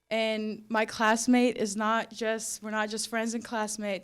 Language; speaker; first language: English; non-native, fluent; Arabic